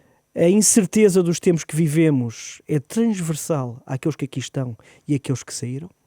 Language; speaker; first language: Portuguese; native; Portuguese